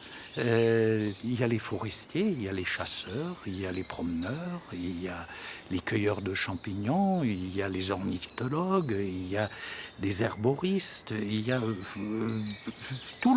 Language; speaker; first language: French; native; French